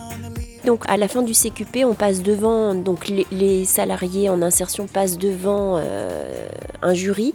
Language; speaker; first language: French; native; French